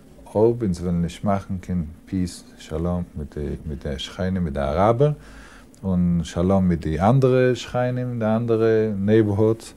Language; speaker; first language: German; non-native, learner; Yiddish